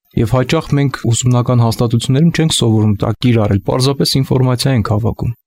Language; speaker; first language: Armenian; native; Armenian